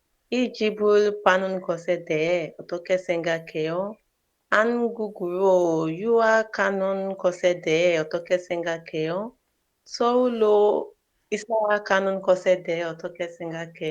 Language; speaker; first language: Korean; non-native, learner; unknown